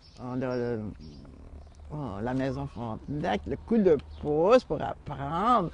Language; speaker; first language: French; native; French